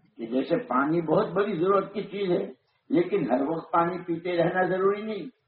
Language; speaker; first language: Urdu; non-native, local second language; Gujarati